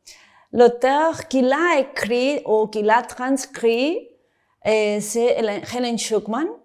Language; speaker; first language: French; non-native, fluent; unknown